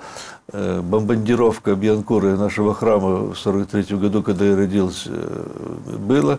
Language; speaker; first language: Russian; early bilingual, heritage; Russian